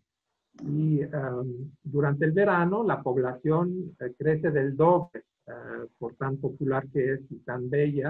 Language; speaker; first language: Spanish; non-native, fluent; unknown